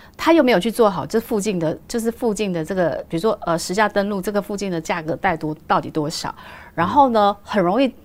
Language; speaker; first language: Chinese; native; Chinese